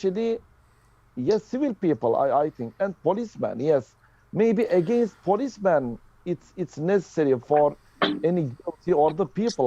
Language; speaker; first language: English; non-native, learner; Turkish